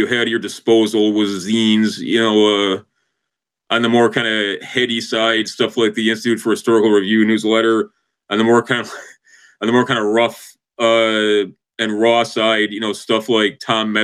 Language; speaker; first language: English; native; English